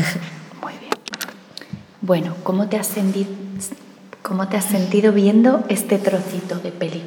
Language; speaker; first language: Spanish; native; Spanish